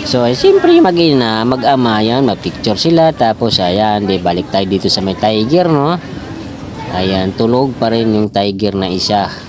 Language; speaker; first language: Filipino; non-native, local second language; Cebuano